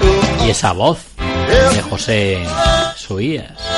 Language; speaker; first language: Spanish; native; Spanish